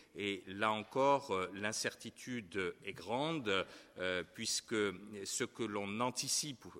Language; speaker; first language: French; non-native, fluent; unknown